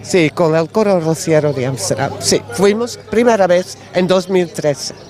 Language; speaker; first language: Spanish; non-native, learner; Dutch